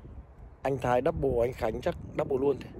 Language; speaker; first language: Vietnamese; native; Vietnamese